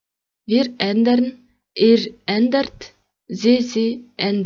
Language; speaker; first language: German; non-native, learner; Kyrgyz